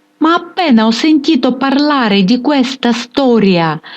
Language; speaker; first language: Italian; non-native, fluent; Ukrainian